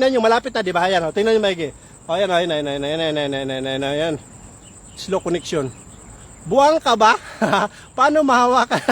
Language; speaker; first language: Filipino; non-native, local second language; Waray